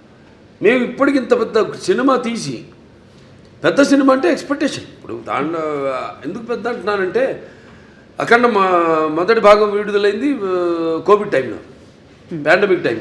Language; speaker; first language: Telugu; native; Telugu